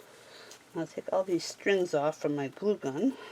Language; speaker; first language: English; native; English